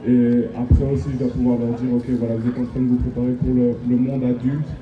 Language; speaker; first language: French; native; French